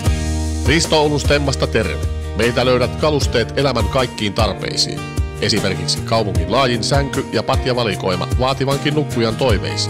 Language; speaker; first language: Finnish; native; Finnish